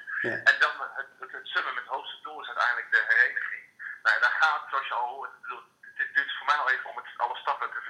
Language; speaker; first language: Dutch; native; Dutch